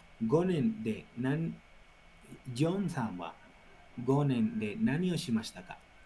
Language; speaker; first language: Japanese; non-native, learner; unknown